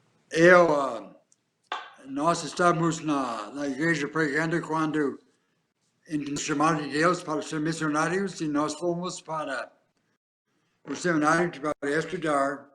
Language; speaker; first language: Portuguese; non-native, fluent; English